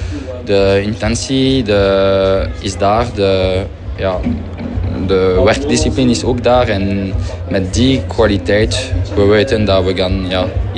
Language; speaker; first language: Dutch; non-native, fluent; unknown